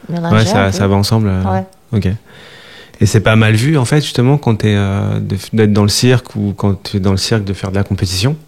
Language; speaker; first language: French; native; French